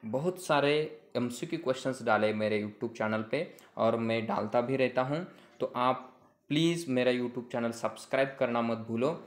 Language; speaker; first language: Hindi; non-native, local second language; Marathi